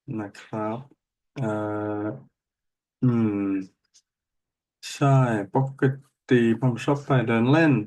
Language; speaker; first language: Thai; non-native, learner; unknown